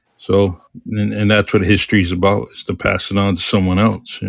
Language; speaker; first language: English; native; English